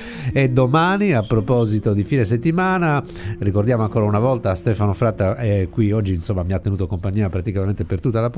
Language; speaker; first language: Italian; native; Italian